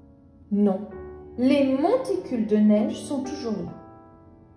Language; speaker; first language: French; native; French